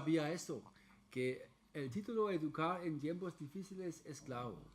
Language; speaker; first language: Spanish; non-native, fluent; German